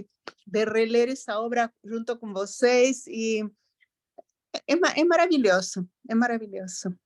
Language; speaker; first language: Portuguese; non-native, fluent; Spanish